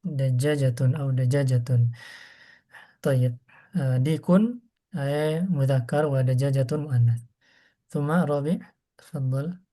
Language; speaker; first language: Arabic; non-native, fluent; Indonesian